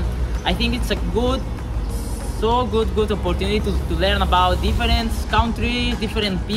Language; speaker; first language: English; non-native, learner; Portuguese